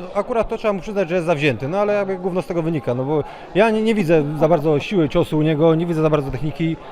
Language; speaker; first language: Polish; native; Polish